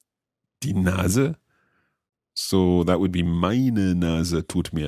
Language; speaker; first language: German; non-native, learner; English